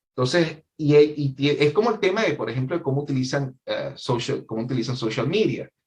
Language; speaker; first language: Spanish; native; Spanish